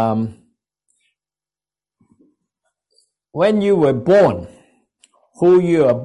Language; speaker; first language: English; non-native, local second language; Cantonese